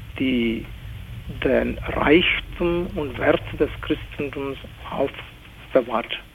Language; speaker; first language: German; non-native, fluent; Malayalam